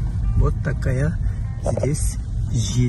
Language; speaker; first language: Russian; non-native, fluent; Turkish